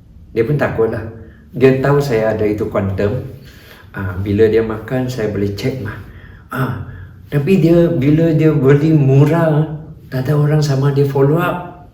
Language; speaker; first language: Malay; non-native, local second language; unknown